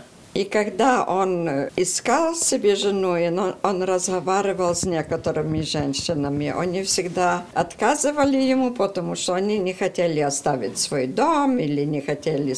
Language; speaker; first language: Russian; early bilingual, heritage; Russian